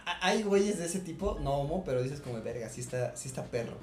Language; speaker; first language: Spanish; native; Spanish